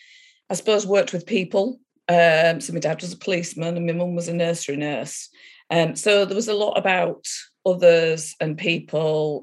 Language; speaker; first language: English; native; English